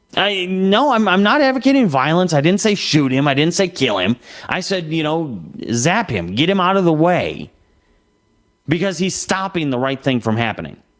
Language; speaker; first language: English; native; English